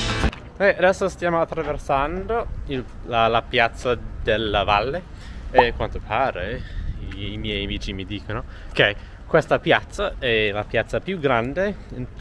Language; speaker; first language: Italian; non-native, fluent; English